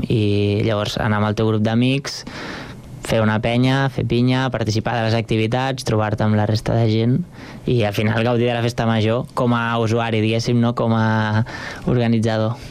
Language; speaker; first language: Catalan; native; Catalan